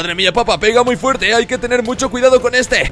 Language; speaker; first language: Spanish; native; Spanish